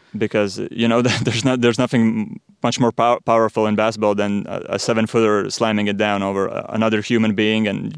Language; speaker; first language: English; non-native, fluent; Latvian